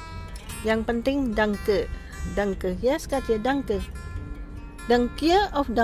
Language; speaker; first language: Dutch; non-native, learner; Indonesian